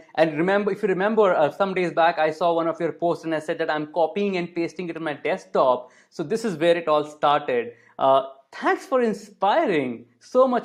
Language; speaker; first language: English; non-native, local second language; Hindi